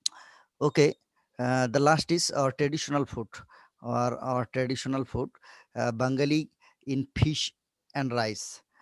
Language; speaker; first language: English; non-native, learner; Bangla